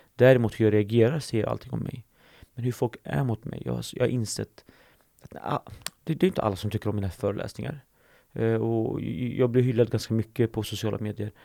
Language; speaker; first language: Swedish; early bilingual, other home language; Assyrian Neo-Aramaic